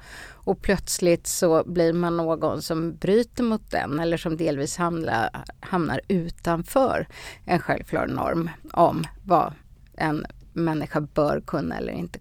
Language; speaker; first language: Swedish; native; Swedish